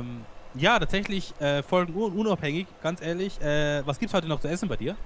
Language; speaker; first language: German; native; German